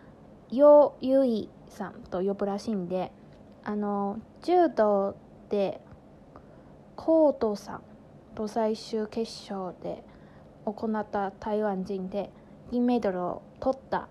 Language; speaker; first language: Japanese; non-native, fluent; Chinese